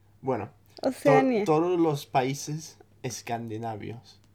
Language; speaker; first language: Spanish; non-native, fluent; English